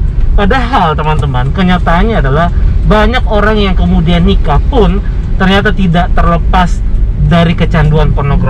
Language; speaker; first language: Indonesian; native; Indonesian